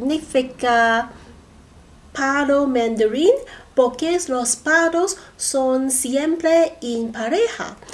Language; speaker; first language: Spanish; non-native, learner; Cantonese